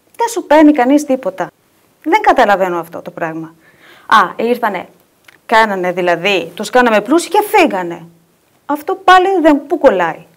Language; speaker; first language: Greek; non-native, fluent; Albanian